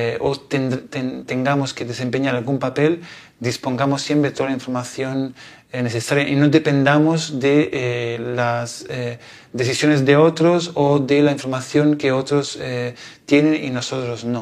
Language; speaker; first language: Spanish; non-native, fluent; Italian